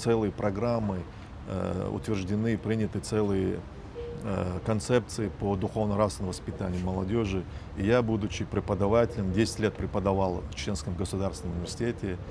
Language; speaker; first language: Russian; non-native, local second language; Chechen